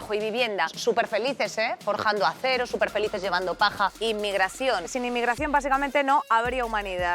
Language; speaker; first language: Spanish; native; Spanish